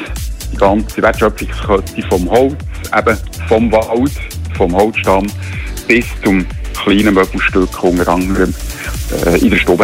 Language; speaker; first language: German; native; German